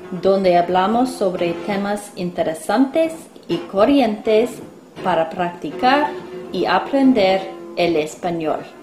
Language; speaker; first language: Spanish; non-native, fluent; English